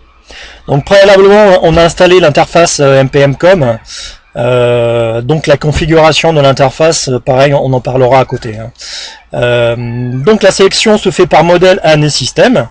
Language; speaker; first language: French; native; French